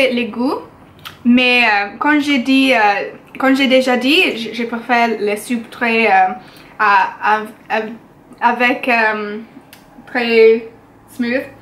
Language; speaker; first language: French; non-native, learner; English